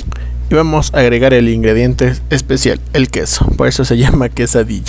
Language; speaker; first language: Spanish; native; Spanish